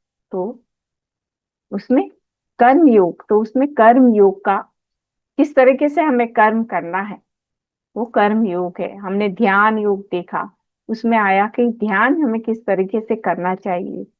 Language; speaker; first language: Hindi; native; Hindi